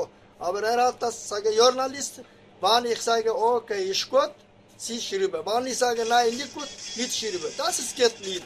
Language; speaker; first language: German; non-native, learner; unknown